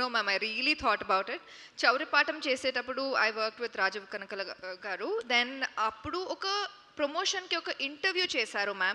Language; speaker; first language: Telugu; non-native, local second language; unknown